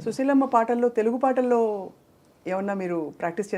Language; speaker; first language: Telugu; native; Telugu